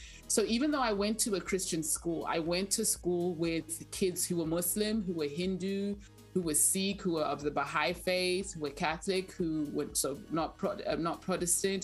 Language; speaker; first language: English; non-native, local second language; Shona